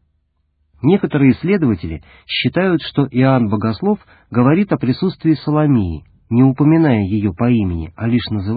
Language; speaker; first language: Russian; native; Russian